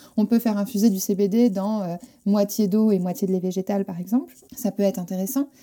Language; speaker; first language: French; non-native, fluent; Spanish